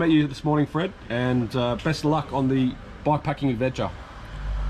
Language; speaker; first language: English; native; English